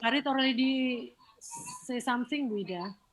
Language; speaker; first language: English; non-native, learner; Indonesian